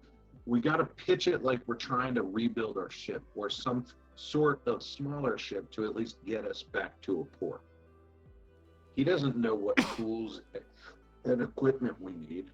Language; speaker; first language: English; native; English